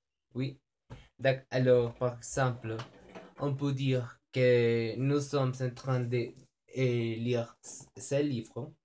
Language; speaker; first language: French; non-native, learner; Spanish